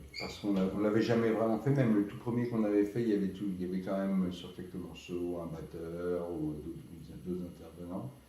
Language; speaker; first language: French; native; French